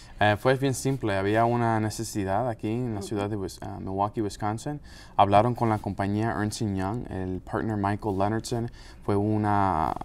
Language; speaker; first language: Spanish; non-native, local second language; English